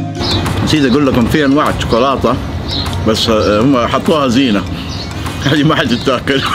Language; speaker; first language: Arabic; native; Arabic